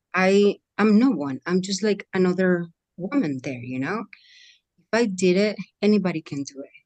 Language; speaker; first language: English; non-native, fluent; Spanish